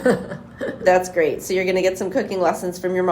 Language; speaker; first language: English; native; English